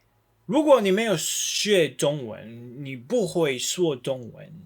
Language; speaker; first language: Chinese; non-native, learner; English